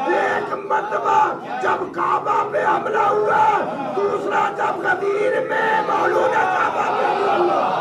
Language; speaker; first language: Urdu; non-native, local second language; Punjabi